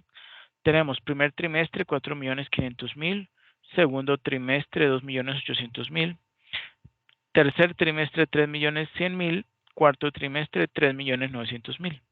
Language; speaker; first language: Spanish; native; Spanish